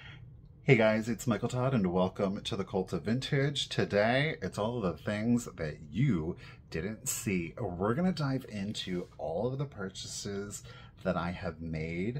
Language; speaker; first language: English; native; English